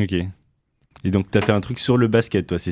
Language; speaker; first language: French; native; French